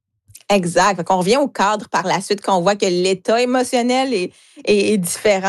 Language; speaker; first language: French; native; French